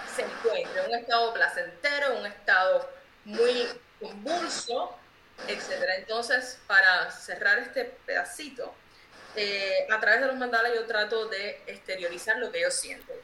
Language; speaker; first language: Spanish; native; Spanish